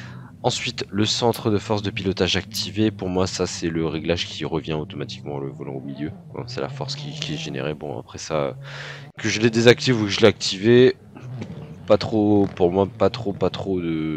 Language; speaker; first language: French; native; French